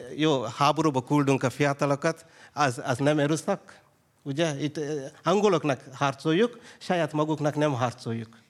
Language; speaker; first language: Hungarian; non-native, fluent; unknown